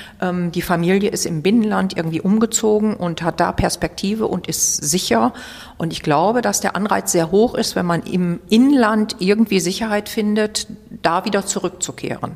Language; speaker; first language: German; native; German